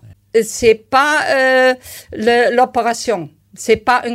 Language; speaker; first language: French; non-native, learner; German